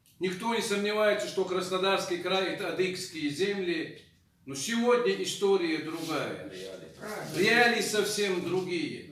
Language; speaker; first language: Russian; non-native, local second language; Chechen